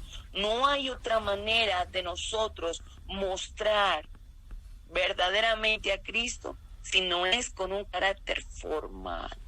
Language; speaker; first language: Spanish; native; Spanish